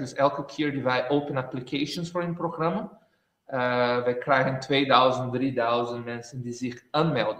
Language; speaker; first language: Dutch; non-native, fluent; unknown